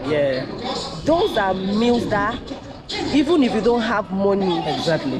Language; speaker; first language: English; non-native, local second language; Yoruba